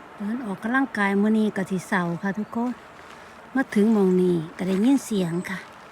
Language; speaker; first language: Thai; non-native, local second language; Northeastern Thai